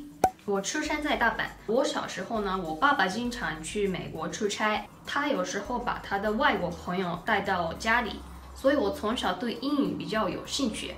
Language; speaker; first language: Chinese; non-native, fluent; Japanese